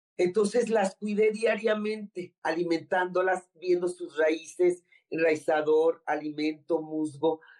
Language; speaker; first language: Spanish; native; Spanish